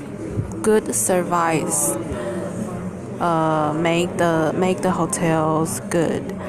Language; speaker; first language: English; non-native, learner; Chinese